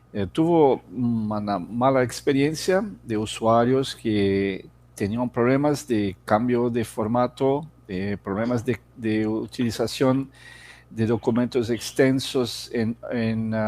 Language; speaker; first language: Spanish; non-native, fluent; Portuguese